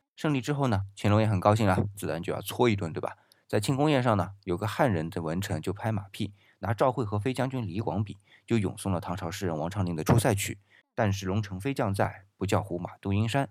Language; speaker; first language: Chinese; native; Chinese